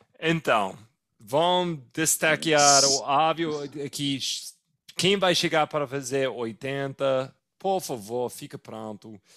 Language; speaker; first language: Portuguese; non-native, fluent; English